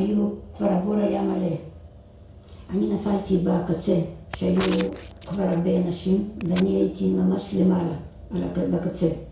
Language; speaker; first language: Hebrew; non-native, fluent; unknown